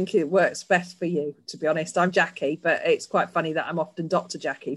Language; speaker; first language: English; native; English